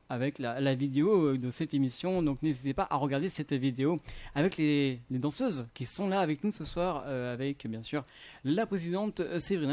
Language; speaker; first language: French; native; French